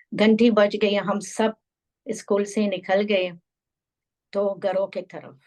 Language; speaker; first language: Urdu; non-native, fluent; Persian